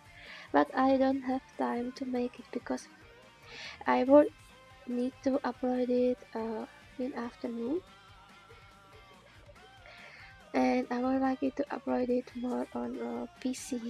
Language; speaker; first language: English; non-native, learner; Czech